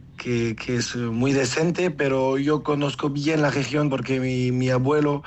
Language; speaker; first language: Spanish; non-native, learner; French